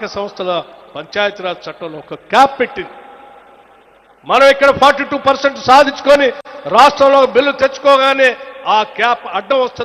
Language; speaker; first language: Telugu; native; Telugu